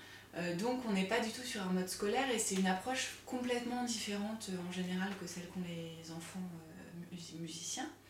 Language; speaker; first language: French; native; French